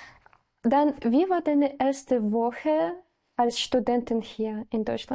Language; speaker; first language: German; non-native, learner; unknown